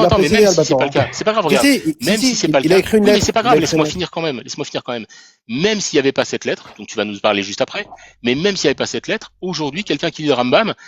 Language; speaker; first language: French; native; French